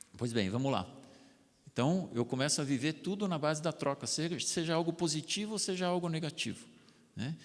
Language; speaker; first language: Portuguese; non-native, local second language; German